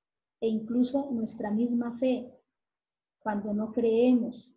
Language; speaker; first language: Spanish; native; Spanish